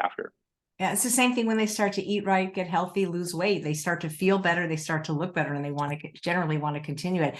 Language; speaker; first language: English; native; English